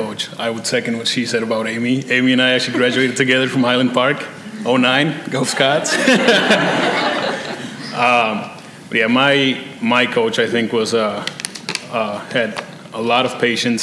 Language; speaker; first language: English; early bilingual, other home language; Spanish